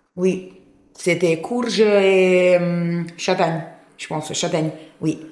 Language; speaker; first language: French; non-native, fluent; Italian